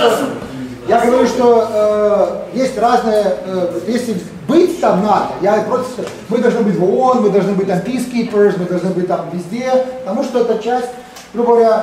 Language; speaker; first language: Russian; native; Russian